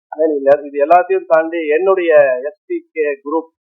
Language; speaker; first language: Tamil; native; Tamil